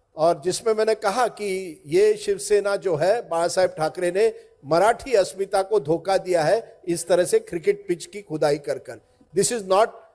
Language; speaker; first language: Hindi; non-native, local second language; Marathi